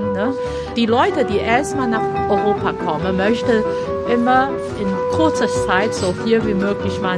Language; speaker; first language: German; non-native, learner; Chinese